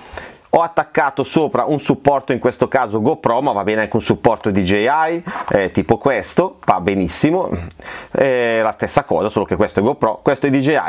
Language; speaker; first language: Italian; native; Italian